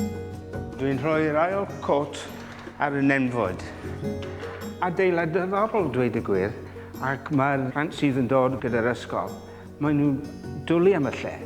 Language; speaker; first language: Welsh; non-native, local second language; English